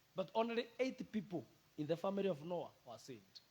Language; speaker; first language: English; non-native, local second language; Swahili